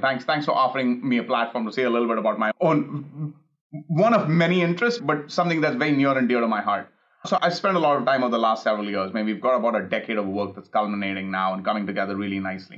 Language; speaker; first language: English; non-native, local second language; Hindi